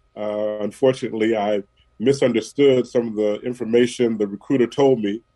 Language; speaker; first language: English; native; English